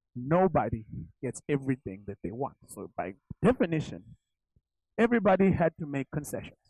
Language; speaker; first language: English; non-native, local second language; Zulu